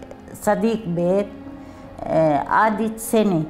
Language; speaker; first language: Arabic; non-native, learner; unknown